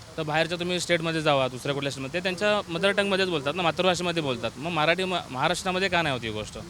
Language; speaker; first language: Marathi; native; Marathi